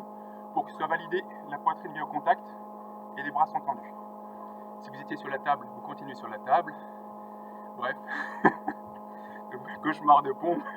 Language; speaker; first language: French; native; French